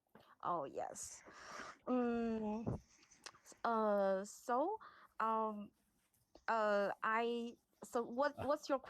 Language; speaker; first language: English; non-native, learner; Chinese